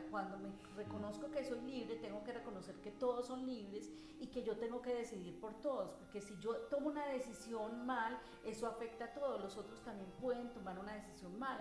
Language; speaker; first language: Spanish; native; Spanish